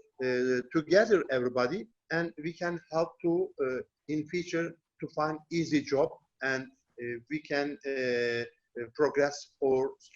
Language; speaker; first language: English; non-native, learner; Turkish